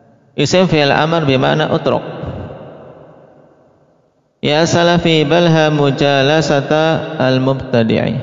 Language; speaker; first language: Arabic; non-native, fluent; Indonesian